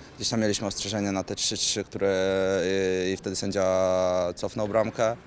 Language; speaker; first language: Polish; native; Polish